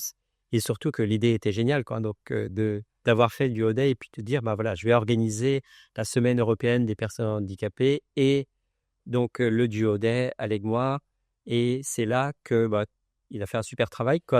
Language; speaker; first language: French; native; French